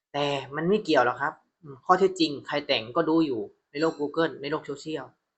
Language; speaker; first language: Thai; native; Thai